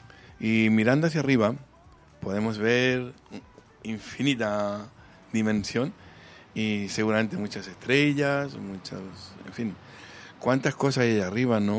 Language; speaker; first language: Spanish; native; Spanish